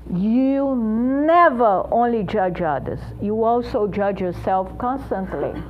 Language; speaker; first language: English; non-native, fluent; Portuguese